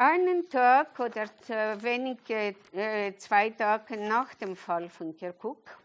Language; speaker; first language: German; non-native, fluent; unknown